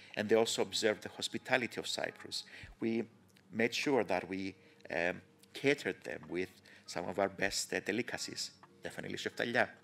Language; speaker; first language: English; non-native, fluent; Greek